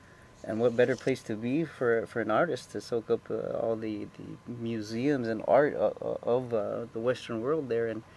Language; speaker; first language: English; native; English